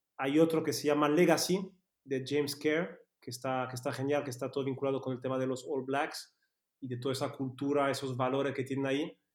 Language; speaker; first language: Spanish; early bilingual, heritage; Spanish